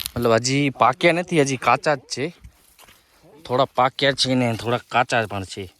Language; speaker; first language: Gujarati; non-native, local second language; Kachhi